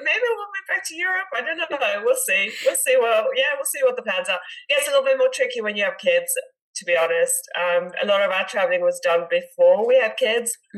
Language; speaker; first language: English; native; English